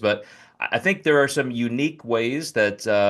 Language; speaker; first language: English; native; English